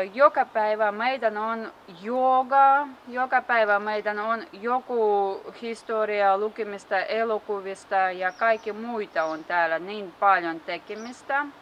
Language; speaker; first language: Finnish; non-native, learner; Russian